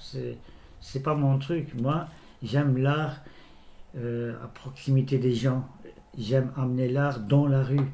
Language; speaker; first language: French; early bilingual, other home language; Turkish